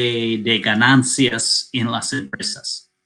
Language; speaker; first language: Spanish; non-native, fluent; English